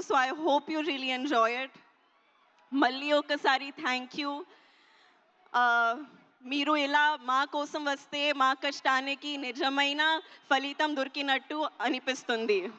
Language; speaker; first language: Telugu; non-native, learner; Hindi